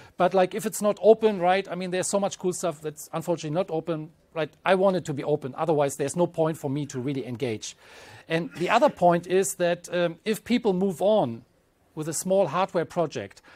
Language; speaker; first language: English; non-native, fluent; German